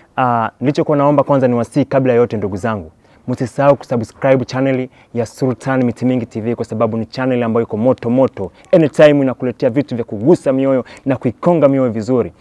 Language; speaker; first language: Swahili; native; Swahili